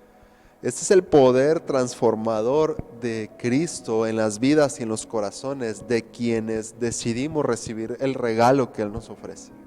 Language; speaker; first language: Spanish; native; Spanish